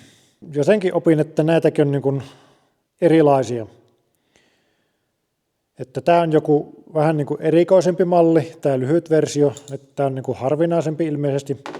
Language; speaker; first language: Finnish; native; Finnish